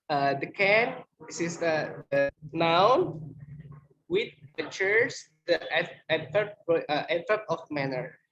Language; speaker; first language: English; non-native, learner; Indonesian